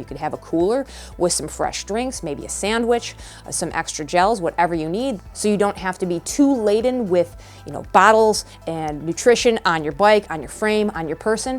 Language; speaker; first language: English; native; English